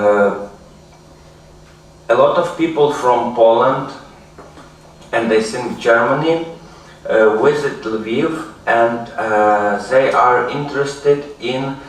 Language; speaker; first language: English; non-native, learner; Ukrainian